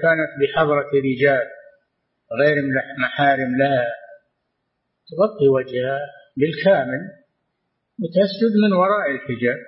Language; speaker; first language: Arabic; native; Arabic